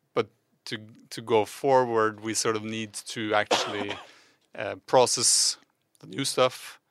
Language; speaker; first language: English; non-native, fluent; Norwegian